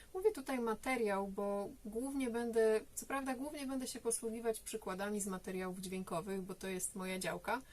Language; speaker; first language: Polish; native; Polish